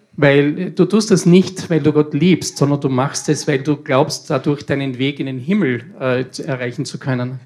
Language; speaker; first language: German; native; German